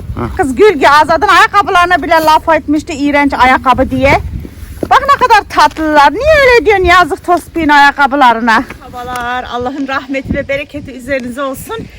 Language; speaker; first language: Turkish; early bilingual, heritage; Turkish